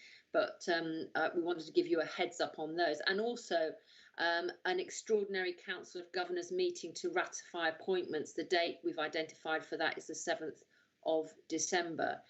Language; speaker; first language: English; native; English